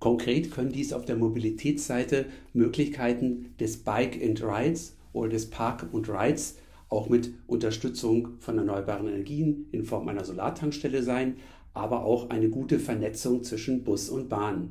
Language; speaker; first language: German; native; German